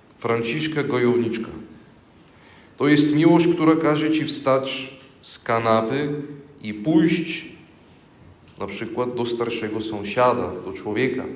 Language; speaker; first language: Polish; non-native, fluent; Bulgarian